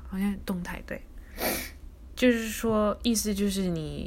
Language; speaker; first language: Chinese; early bilingual, heritage; Chinese